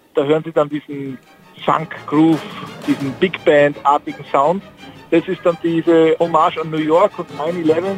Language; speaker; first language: German; native; German